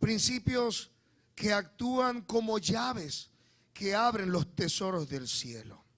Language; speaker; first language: Spanish; native; Spanish